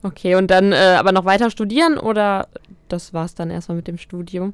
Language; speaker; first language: German; native; German